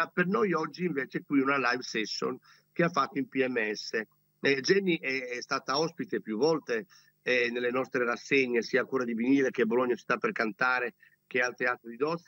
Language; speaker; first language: Italian; native; Italian